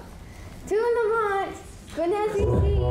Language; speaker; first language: French; non-native, learner; English